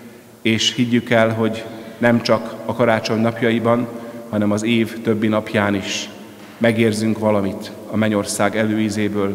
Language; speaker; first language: Hungarian; native; Hungarian